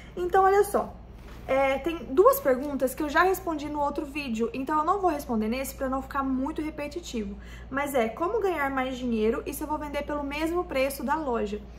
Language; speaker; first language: Portuguese; native; Portuguese